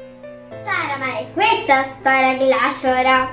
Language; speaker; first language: Italian; early bilingual, other home language; Arabic